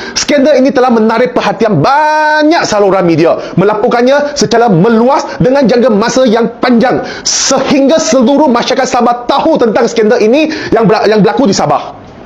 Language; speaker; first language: Malay; non-native, local second language; Chinese